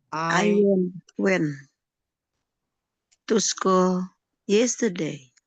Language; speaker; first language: English; non-native, learner; Indonesian